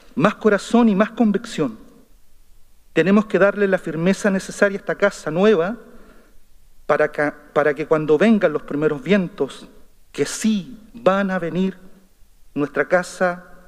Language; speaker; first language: Spanish; native; Spanish